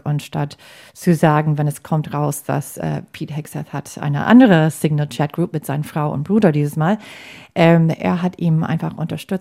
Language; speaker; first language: German; non-native, fluent; English